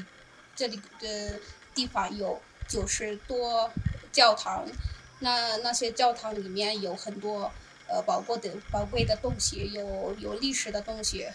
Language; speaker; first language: Chinese; non-native, learner; Amharic